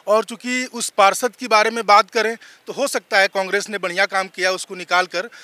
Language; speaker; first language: Hindi; native; Hindi